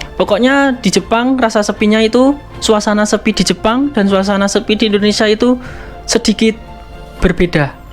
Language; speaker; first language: Indonesian; native; Indonesian